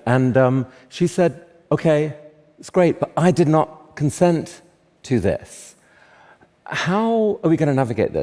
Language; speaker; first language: English; native; English